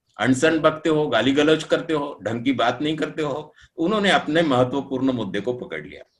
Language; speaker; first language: Hindi; non-native, local second language; Marathi